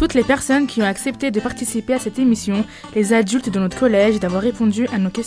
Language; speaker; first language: French; native; French